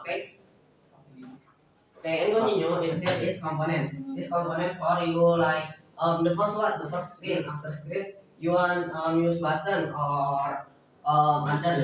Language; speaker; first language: English; non-native, learner; Indonesian